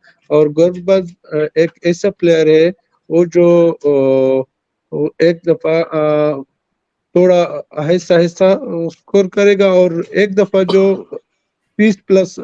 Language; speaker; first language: Hindi; non-native, fluent; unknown